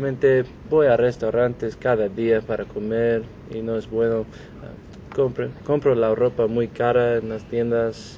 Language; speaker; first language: Spanish; non-native, learner; English